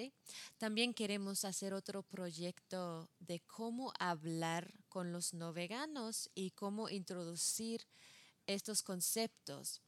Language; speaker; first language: Spanish; non-native, fluent; English